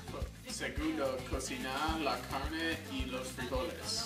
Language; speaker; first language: Spanish; non-native, learner; English